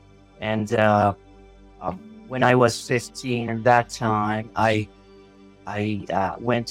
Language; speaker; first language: English; non-native, learner; Arabic